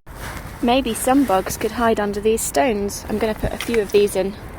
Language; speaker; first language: English; native; English